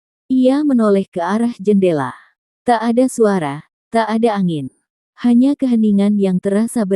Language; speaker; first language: Indonesian; native; Indonesian